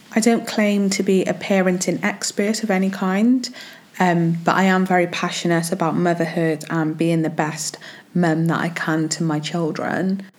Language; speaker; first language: English; native; English